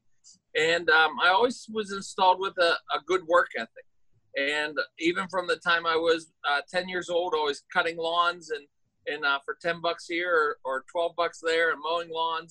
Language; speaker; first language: English; native; English